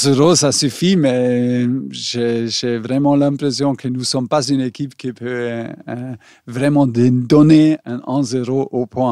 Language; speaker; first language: French; non-native, learner; German